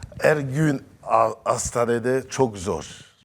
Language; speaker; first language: Turkish; non-native, learner; French